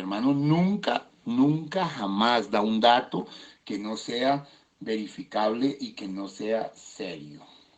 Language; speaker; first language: Spanish; native; Spanish